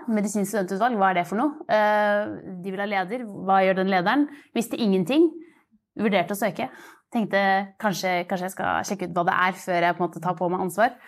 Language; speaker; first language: Norwegian; native; Norwegian